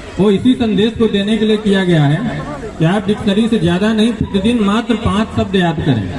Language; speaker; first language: Hindi; native; Hindi